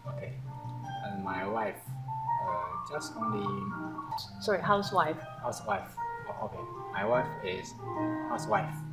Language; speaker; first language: English; non-native, learner; Chinese